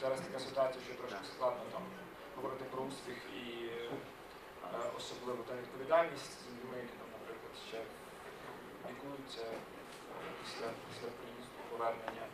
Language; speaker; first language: Ukrainian; native; Ukrainian